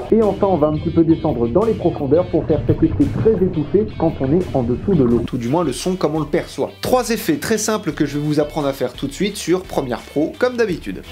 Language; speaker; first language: French; native; French